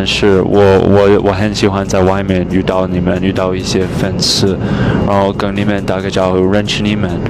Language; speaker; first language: Chinese; non-native, fluent; English